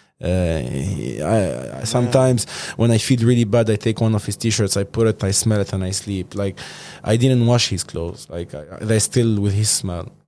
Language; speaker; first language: English; non-native, fluent; Arabic